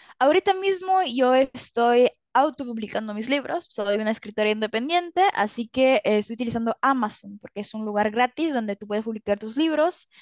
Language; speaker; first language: Spanish; early bilingual, other home language; Italian